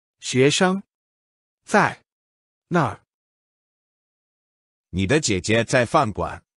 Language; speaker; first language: Chinese; non-native, learner; English